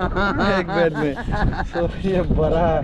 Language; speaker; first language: Hindi; non-native, learner; Bangla